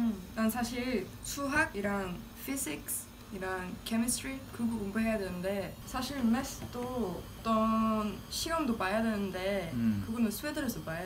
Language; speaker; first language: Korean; non-native, learner; Swedish